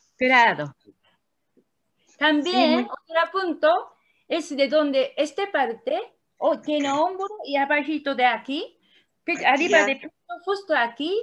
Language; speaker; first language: Spanish; non-native, learner; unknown